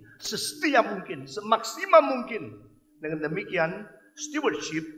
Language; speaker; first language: Indonesian; non-native, fluent; Chinese